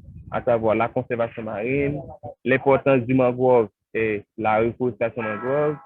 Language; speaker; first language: French; non-native, local second language; Haitian Creole